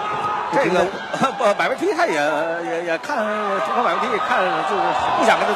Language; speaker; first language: Chinese; native; Chinese